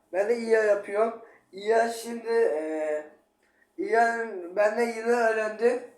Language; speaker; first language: Turkish; non-native, learner; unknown